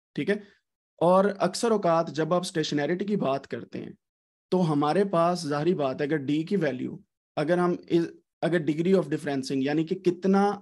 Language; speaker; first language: Urdu; native; Urdu